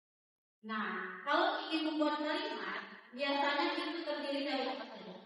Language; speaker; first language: Indonesian; native; Indonesian